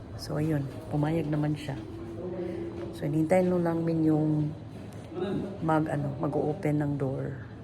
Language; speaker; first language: Filipino; non-native, local second language; Cebuano